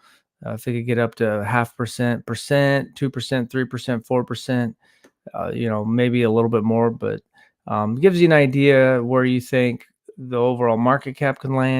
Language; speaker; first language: English; native; English